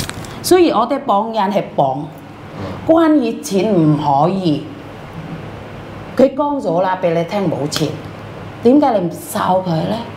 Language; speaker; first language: Cantonese; non-native, fluent; Indonesian